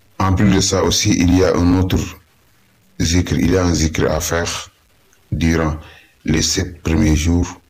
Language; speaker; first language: French; non-native, local second language; Wolof